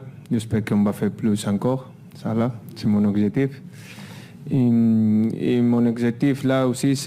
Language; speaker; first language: French; non-native, fluent; Spanish